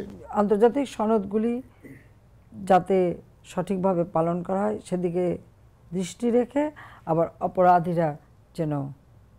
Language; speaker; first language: Bangla; native; Bangla